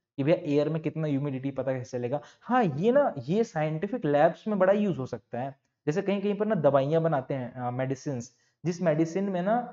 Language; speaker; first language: Hindi; native; Hindi